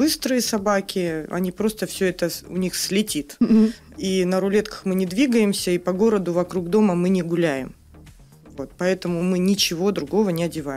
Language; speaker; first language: Russian; native; Russian